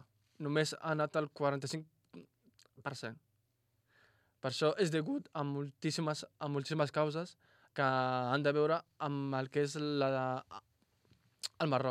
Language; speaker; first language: Catalan; non-native, fluent; Arabic